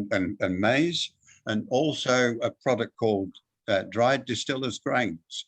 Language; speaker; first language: English; native; English